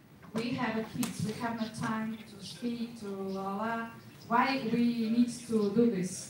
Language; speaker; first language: English; non-native, learner; Russian